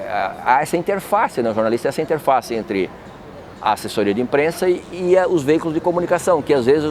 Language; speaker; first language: Portuguese; native; Portuguese